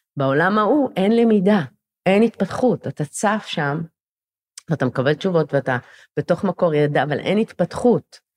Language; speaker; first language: Hebrew; native; Hebrew